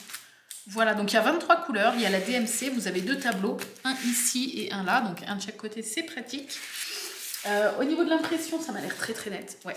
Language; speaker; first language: French; native; French